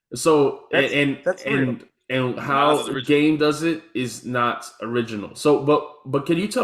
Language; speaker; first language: English; native; English